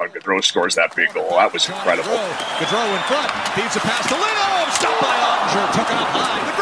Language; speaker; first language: English; native; English